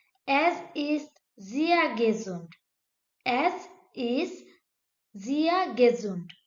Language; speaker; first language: German; non-native, learner; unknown